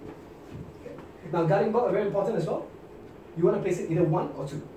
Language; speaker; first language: English; non-native, local second language; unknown